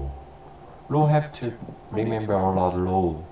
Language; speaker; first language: English; non-native, learner; Korean